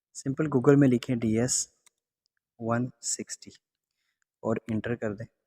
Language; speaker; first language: Urdu; non-native, local second language; Pahari-Potwari